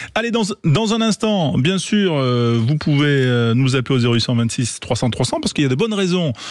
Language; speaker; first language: French; native; French